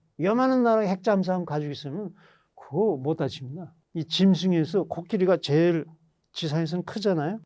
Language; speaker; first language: Korean; native; Korean